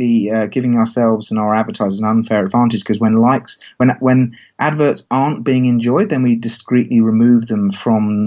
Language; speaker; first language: English; native; English